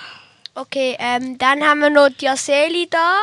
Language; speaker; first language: German; native; German